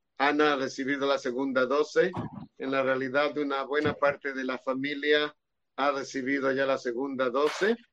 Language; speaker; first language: Spanish; non-native, fluent; Hebrew